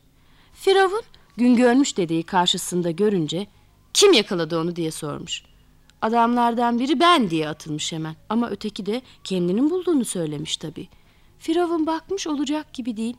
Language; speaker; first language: Turkish; native; Turkish